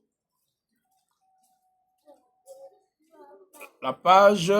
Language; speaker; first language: French; non-native, local second language; Lingala